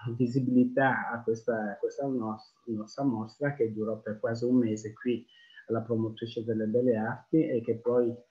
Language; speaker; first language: Italian; non-native, fluent; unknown